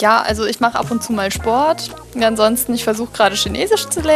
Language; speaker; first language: German; native; German